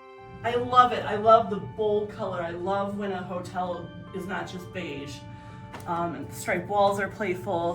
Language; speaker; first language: English; native; English